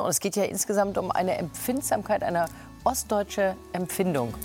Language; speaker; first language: German; native; German